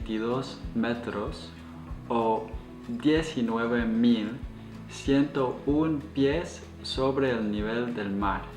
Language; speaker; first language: Spanish; non-native, fluent; English